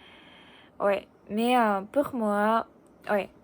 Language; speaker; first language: French; non-native, learner; Japanese